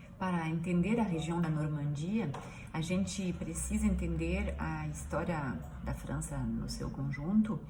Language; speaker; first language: Portuguese; non-native, fluent; French